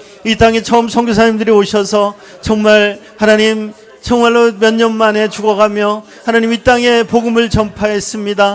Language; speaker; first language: Korean; native; Korean